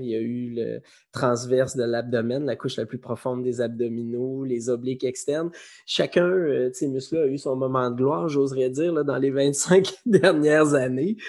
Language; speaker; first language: French; native; French